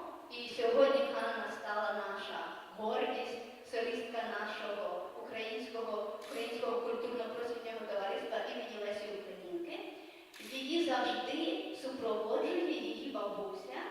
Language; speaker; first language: Ukrainian; early bilingual, heritage; Ukrainian